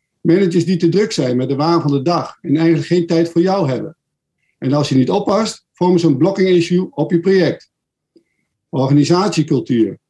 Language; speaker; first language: Dutch; native; Dutch